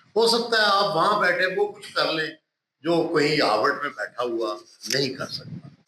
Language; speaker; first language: Urdu; non-native, local second language; Punjabi